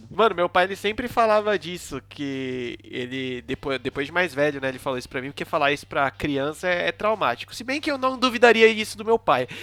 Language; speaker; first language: Portuguese; native; Portuguese